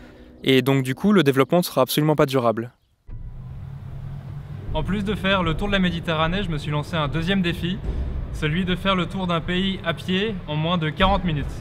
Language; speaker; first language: French; native; French